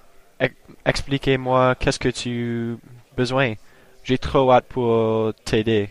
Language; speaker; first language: French; non-native, learner; English